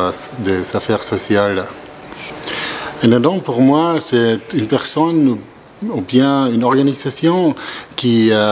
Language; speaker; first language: French; non-native, learner; German